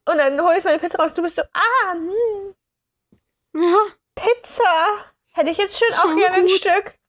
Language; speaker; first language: German; native; German